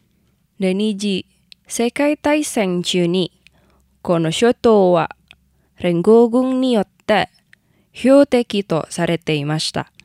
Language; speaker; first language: Japanese; non-native, fluent; Indonesian